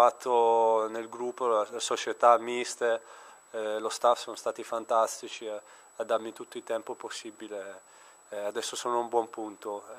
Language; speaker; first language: Italian; early bilingual, heritage; Italian